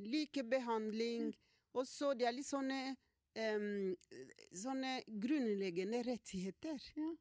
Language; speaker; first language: Norwegian; non-native, fluent; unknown